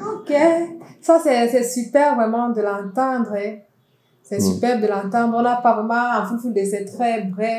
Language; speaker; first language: French; non-native, local second language; Fula